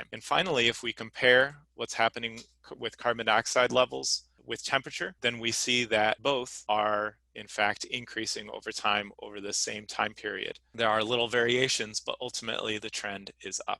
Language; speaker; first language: English; native; English